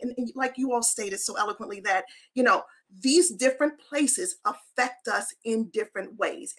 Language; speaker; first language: English; native; English